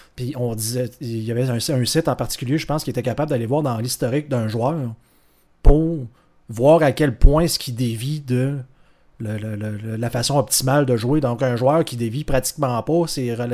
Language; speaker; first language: French; native; French